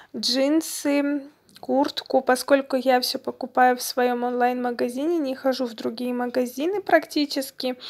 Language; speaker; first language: Russian; non-native, local second language; Armenian